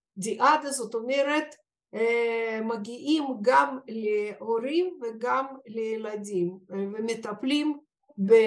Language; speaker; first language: Hebrew; non-native, fluent; Russian